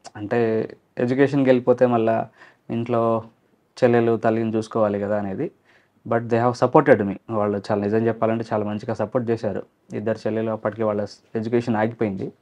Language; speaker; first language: Telugu; non-native, local second language; Lambadi